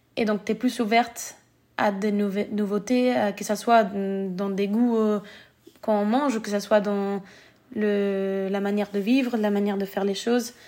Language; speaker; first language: French; early bilingual, other home language; Spanish